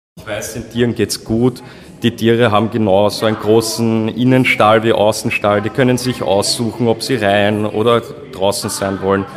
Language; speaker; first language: German; native; German